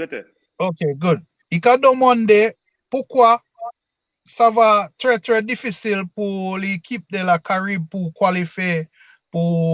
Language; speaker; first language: French; non-native, learner; English